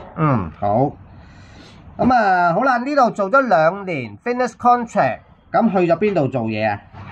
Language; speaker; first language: Cantonese; native; Cantonese